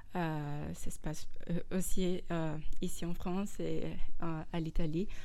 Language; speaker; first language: French; non-native, fluent; Portuguese